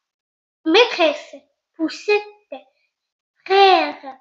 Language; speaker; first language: French; non-native, local second language; Arabic